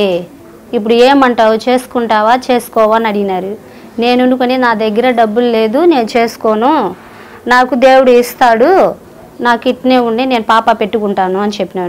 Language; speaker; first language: Telugu; native; Telugu